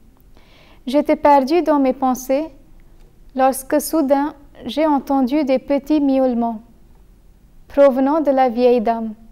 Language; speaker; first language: French; non-native, fluent; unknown